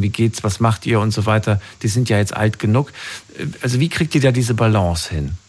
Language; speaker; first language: German; native; German